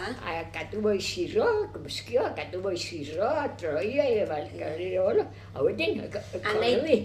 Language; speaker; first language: Welsh; early bilingual, heritage; Welsh